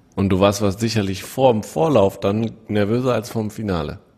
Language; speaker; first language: German; native; German